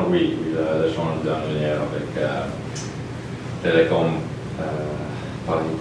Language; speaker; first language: French; non-native, learner; Polish